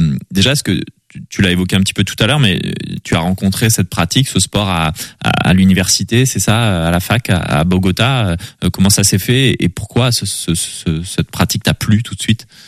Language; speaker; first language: French; native; French